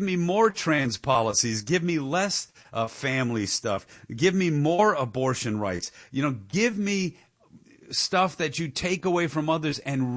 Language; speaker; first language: English; native; English